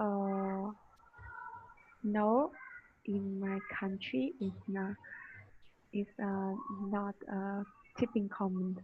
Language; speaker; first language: English; non-native, learner; Vietnamese